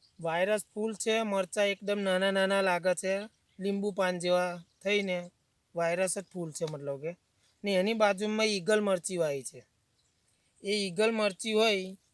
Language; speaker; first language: Gujarati; native; Gujarati